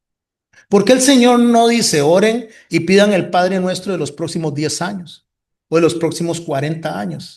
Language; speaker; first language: Spanish; native; Spanish